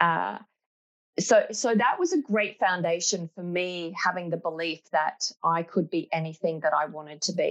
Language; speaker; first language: English; native; English